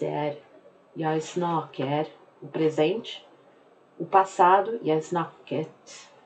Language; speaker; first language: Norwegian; non-native, fluent; Portuguese